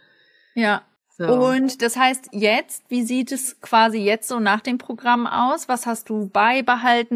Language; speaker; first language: German; native; German